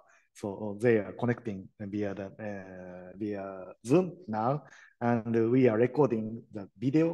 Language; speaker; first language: English; non-native, learner; Japanese